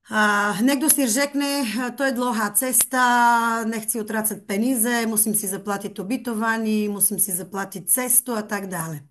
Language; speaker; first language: Czech; non-native, fluent; Bulgarian